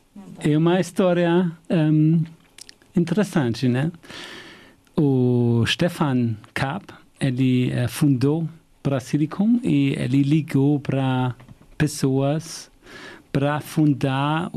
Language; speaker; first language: Portuguese; non-native, fluent; German